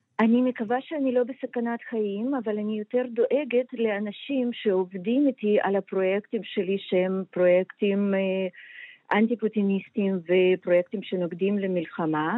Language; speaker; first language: Hebrew; non-native, fluent; Russian